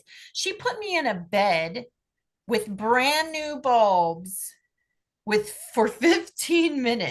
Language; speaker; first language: English; native; English